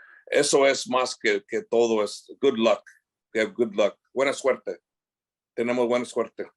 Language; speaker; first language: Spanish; early bilingual, heritage; English